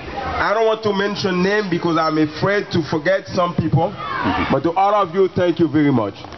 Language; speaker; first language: English; non-native, fluent; Haitian Creole